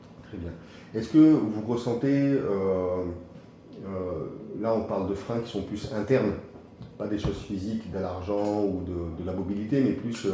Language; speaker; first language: French; native; French